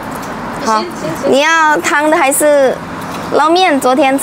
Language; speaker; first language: Chinese; non-native, fluent; Indonesian